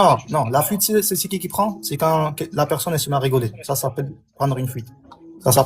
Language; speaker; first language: French; native; French